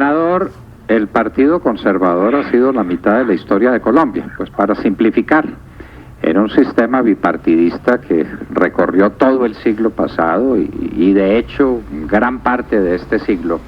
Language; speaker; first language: Spanish; native; Spanish